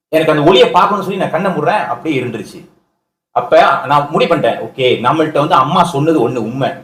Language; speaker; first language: Tamil; early bilingual, heritage; Tamil